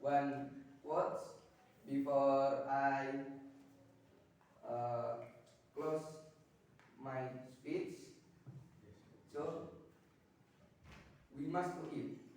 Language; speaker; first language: English; non-native, learner; Indonesian